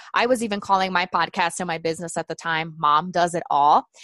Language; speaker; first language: English; non-native, fluent; Portuguese